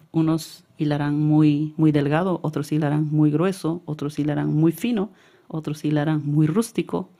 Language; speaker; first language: Spanish; native; Spanish